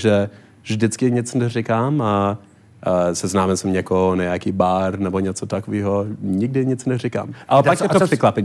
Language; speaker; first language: Czech; non-native, learner; English